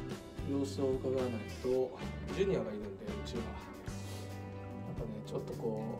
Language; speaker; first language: Japanese; native; Japanese